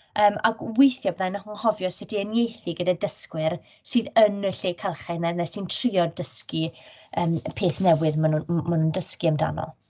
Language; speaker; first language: Welsh; native; Welsh